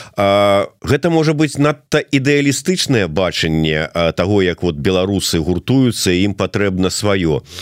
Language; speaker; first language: Belarusian; non-native, local second language; Russian